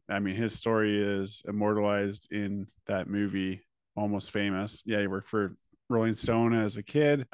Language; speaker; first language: English; native; English